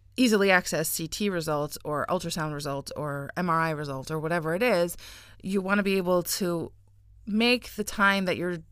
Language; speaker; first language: English; native; English